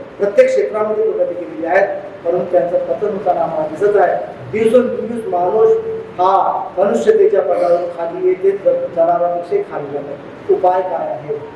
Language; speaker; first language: Marathi; non-native, local second language; Urdu